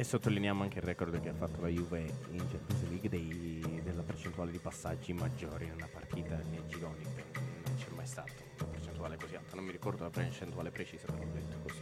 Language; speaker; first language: Italian; native; Italian